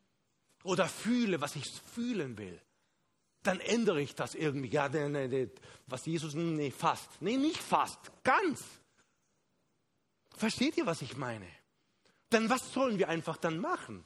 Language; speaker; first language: German; non-native, fluent; Spanish